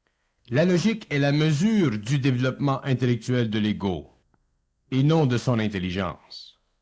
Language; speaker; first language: French; native; French